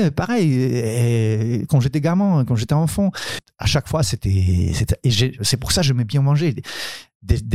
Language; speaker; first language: French; non-native, fluent; Ukrainian